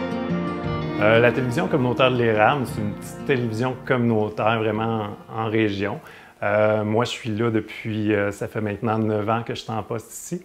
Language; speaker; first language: French; native; French